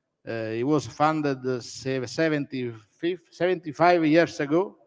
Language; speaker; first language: English; non-native, learner; Italian